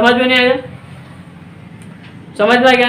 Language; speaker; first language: Hindi; native; Hindi